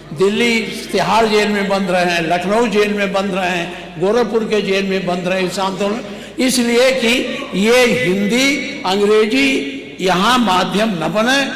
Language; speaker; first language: Hindi; native; Hindi